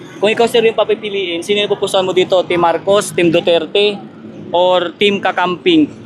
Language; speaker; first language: Filipino; native; Filipino